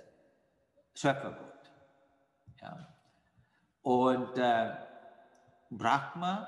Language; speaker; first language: German; non-native, fluent; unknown